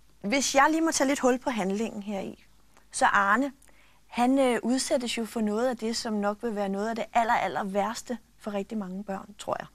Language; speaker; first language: Danish; native; Danish